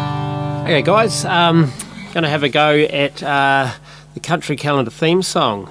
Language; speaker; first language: English; native; English